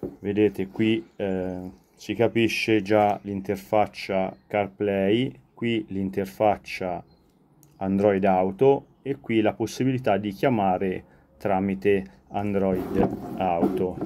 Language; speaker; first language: Italian; native; Italian